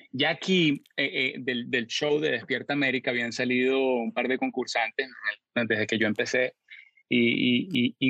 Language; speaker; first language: Spanish; native; Spanish